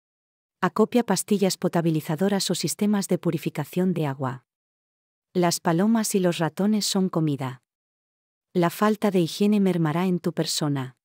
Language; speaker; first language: Spanish; native; Spanish